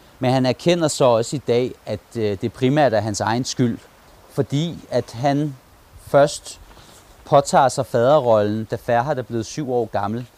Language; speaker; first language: Danish; early bilingual, other home language; Turkish